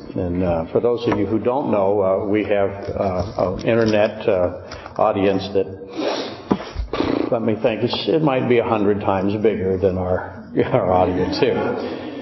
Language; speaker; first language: English; native; English